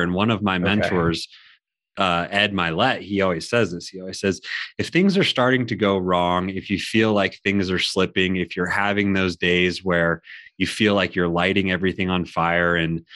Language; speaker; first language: English; native; English